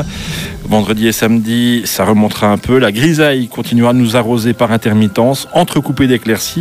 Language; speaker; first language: French; native; French